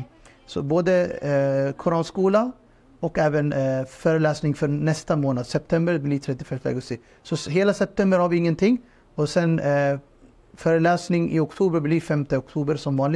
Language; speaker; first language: Swedish; non-native, fluent; Urdu